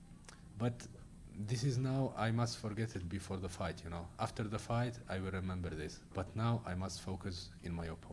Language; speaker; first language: English; non-native, learner; Arabic